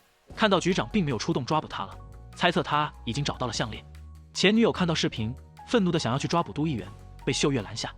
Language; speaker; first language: Chinese; native; Chinese